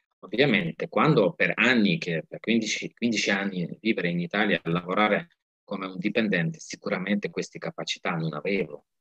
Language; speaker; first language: Italian; non-native, fluent; Ukrainian